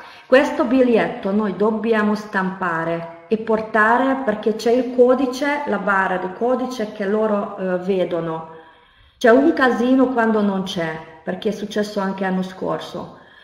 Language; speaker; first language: Italian; non-native, fluent; Hungarian